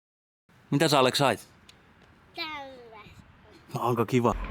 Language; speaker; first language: Finnish; native; Finnish